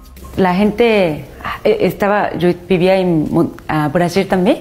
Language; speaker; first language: Spanish; non-native, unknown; Korean